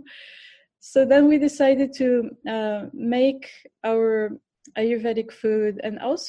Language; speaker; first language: English; non-native, fluent; Bulgarian